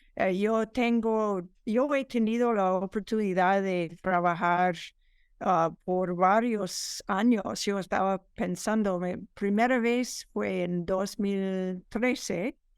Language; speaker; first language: Spanish; non-native, fluent; English